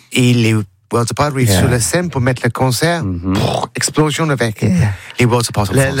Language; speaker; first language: French; non-native, learner; English